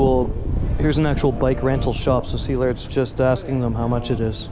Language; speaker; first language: English; native; English